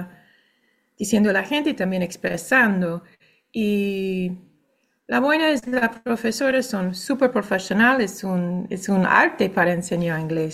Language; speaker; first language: Spanish; non-native, fluent; English